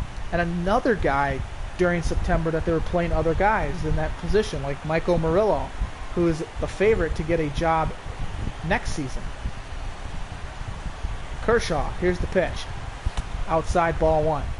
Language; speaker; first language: English; native; English